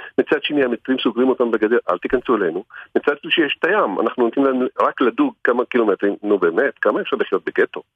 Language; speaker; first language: Hebrew; non-native, local second language; Arabic